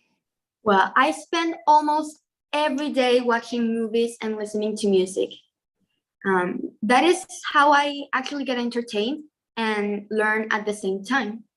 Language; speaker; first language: English; non-native, fluent; Spanish